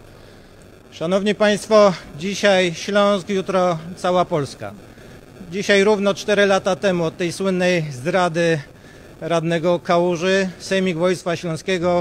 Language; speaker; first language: Polish; native; Polish